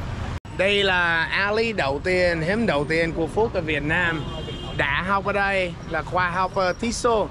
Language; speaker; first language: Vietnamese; non-native, fluent; English